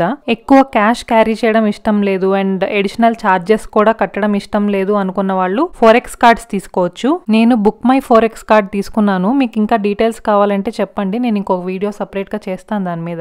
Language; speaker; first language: Telugu; native; Telugu